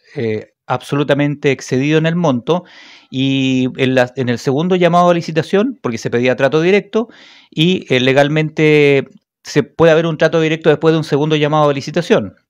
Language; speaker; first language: Spanish; native; Spanish